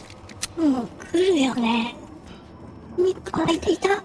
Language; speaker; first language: Japanese; native; Japanese